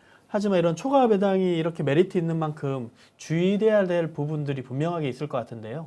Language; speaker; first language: Korean; native; Korean